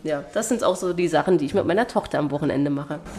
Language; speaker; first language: German; native; German